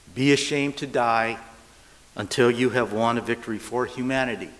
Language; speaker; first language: English; native; English